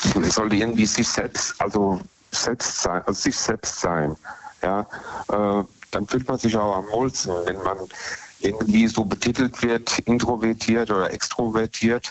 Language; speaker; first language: German; native; German